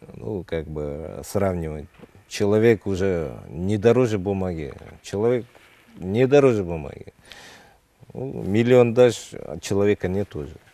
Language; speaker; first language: Russian; non-native, local second language; Kyrgyz